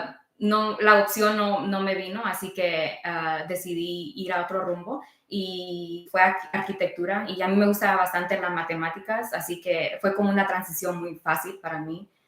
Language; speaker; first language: Spanish; early bilingual, heritage; Spanish